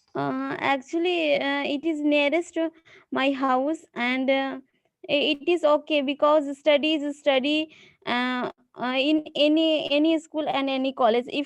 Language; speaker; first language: English; non-native, learner; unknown